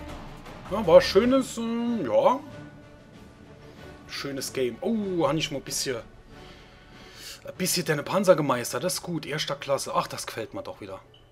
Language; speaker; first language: German; native; German